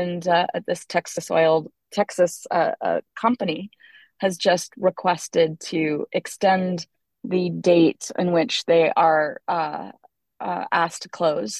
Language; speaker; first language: English; native; English